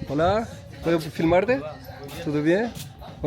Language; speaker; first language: Spanish; non-native, learner; Portuguese